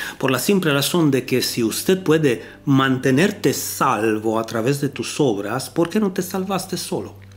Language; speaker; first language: Spanish; non-native, fluent; Romanian